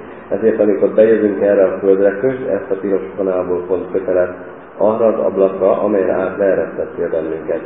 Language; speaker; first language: Hungarian; native; Hungarian